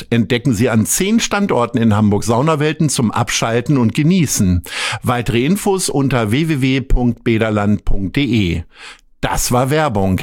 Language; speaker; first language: German; native; German